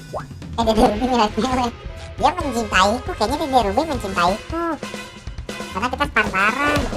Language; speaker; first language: Indonesian; native; Indonesian